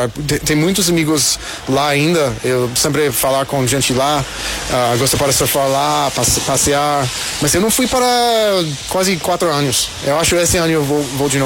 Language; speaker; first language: Portuguese; non-native, learner; English